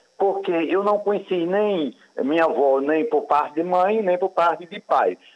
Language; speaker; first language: Portuguese; native; Portuguese